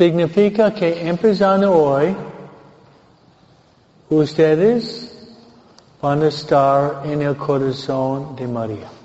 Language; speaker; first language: Spanish; non-native, fluent; English